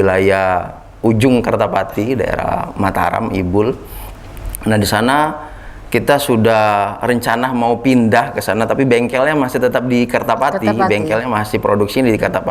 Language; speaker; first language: Indonesian; native; Indonesian